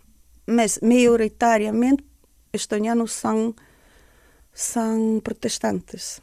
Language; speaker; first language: Portuguese; non-native, fluent; Estonian